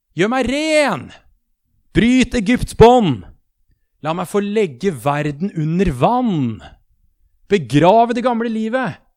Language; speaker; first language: Norwegian; native; Norwegian